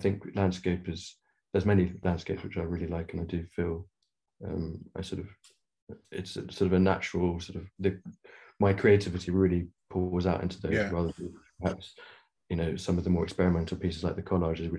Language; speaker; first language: English; native; English